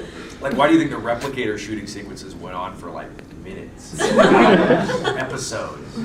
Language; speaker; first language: English; native; English